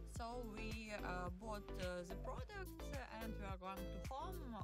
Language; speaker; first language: English; non-native, learner; Ukrainian